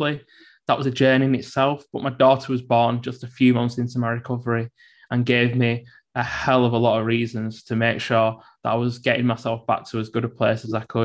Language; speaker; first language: English; native; English